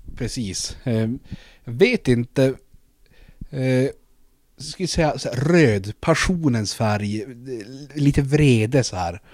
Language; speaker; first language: Swedish; native; Swedish